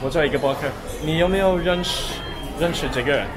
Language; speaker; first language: Chinese; early bilingual, heritage; Chinese